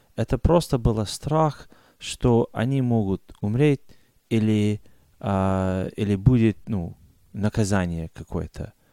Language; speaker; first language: Russian; non-native, fluent; English